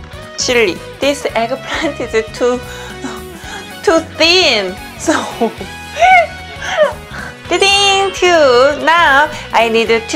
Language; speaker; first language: English; non-native, learner; Korean